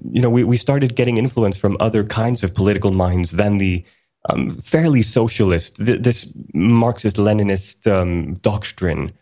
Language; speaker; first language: English; early bilingual, other home language; Swedish